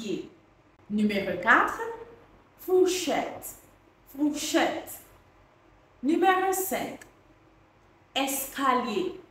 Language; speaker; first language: French; non-native, fluent; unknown